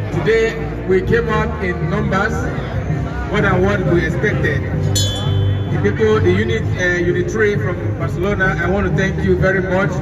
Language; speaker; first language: English; non-native, local second language; Igbo